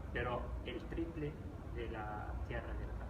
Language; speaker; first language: Spanish; non-native, fluent; Riffian